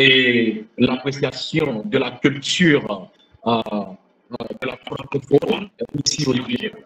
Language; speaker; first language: French; non-native, fluent; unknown